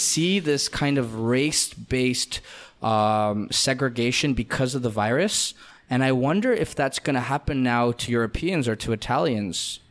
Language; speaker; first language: English; non-native, fluent; Russian